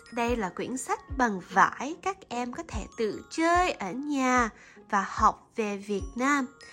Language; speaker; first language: Vietnamese; early bilingual, heritage; Vietnamese